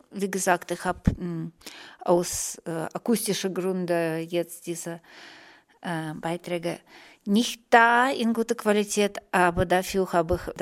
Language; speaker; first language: German; non-native, fluent; Russian